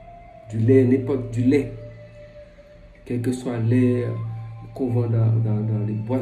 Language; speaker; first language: French; non-native, local second language; Fon